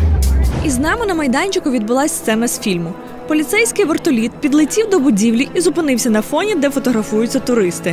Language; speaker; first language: Ukrainian; native; Ukrainian